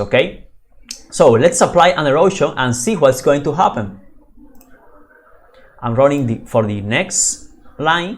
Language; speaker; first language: English; non-native, fluent; Spanish